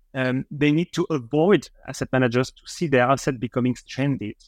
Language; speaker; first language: English; non-native, fluent; French